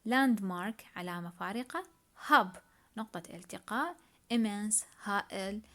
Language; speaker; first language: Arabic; native; Arabic